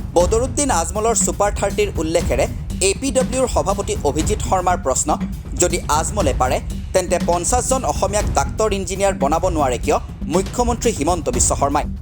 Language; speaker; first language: Assamese; native; Assamese